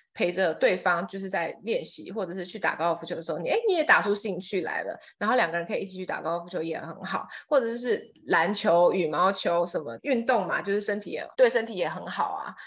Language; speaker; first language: Chinese; non-native, fluent; Thai